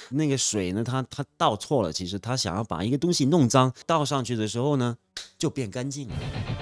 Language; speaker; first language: Chinese; non-native, fluent; French